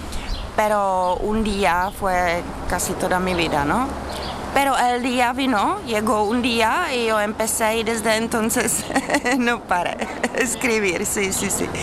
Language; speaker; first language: Spanish; non-native, fluent; Czech